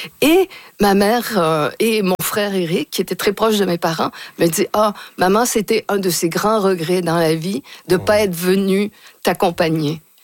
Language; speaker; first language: French; native; French